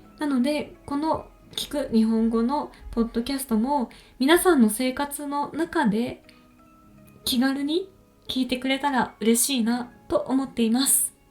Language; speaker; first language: Japanese; native; Japanese